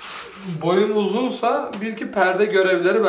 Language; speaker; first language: Turkish; native; Turkish